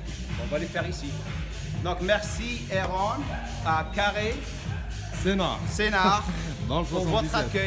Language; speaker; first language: French; non-native, local second language; Arabic